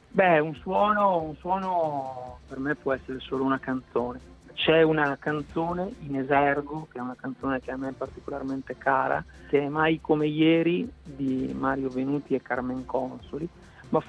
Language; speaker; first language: Italian; native; Italian